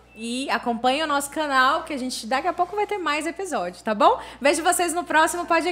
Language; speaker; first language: Portuguese; native; Portuguese